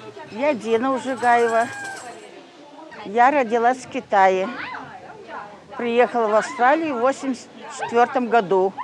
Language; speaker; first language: Russian; early bilingual, heritage; Russian